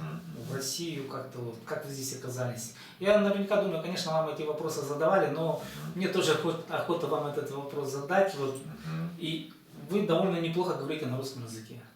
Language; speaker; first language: Russian; native; Russian